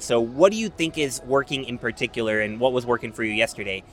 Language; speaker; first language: English; native; English